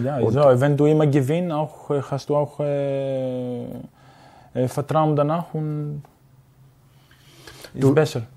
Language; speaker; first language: German; non-native, learner; Greek